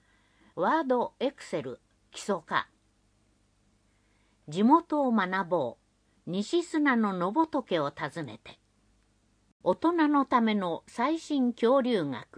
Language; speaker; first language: Japanese; native; Japanese